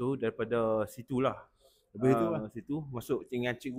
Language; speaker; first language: Malay; native; Malay